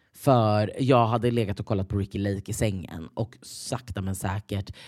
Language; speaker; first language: Swedish; native; Swedish